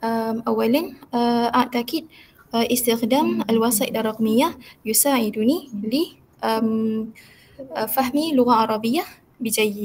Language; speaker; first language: Arabic; non-native, learner; Malay